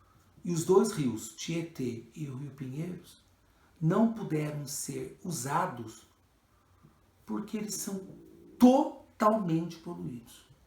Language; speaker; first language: Portuguese; native; Portuguese